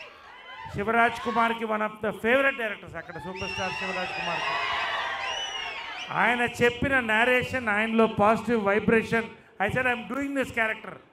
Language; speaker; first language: Telugu; native; Telugu